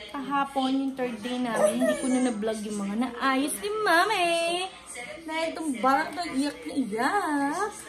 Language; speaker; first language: Filipino; native; Filipino